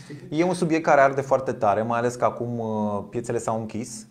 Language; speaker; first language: Romanian; native; Romanian